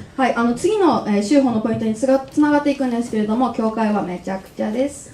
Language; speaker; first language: Japanese; native; Japanese